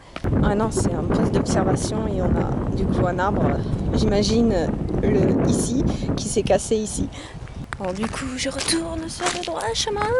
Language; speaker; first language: French; native; French